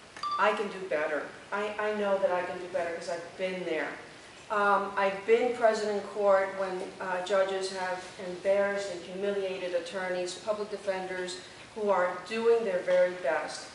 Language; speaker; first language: English; early bilingual, other home language; Spanish